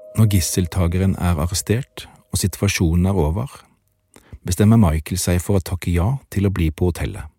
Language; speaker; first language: Norwegian; native; Norwegian